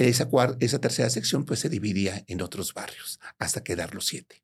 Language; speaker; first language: Spanish; native; Spanish